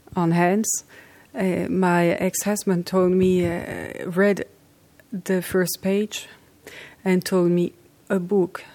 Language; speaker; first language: English; non-native, fluent; French